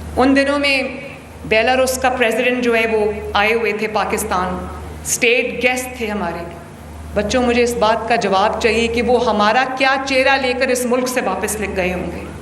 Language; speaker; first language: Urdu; native; Urdu